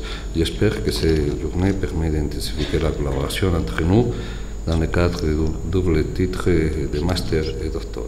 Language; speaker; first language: French; non-native, fluent; Spanish